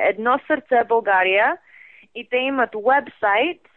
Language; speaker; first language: Bulgarian; non-native, fluent; English